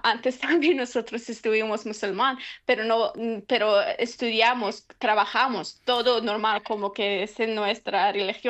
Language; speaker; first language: Spanish; non-native, learner; Persian